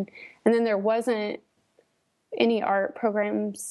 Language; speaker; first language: English; native; English